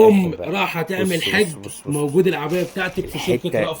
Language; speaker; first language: Arabic; native; Arabic